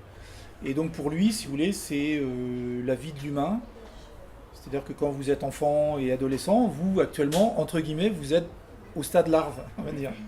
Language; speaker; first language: French; native; French